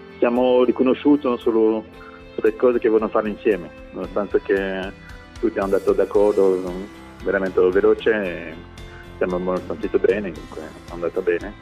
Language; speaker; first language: Italian; non-native, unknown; French